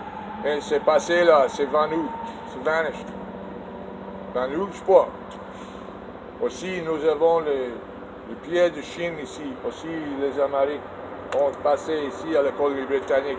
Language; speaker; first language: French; non-native, learner; English